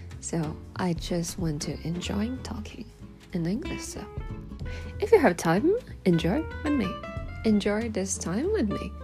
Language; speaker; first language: English; non-native, learner; Japanese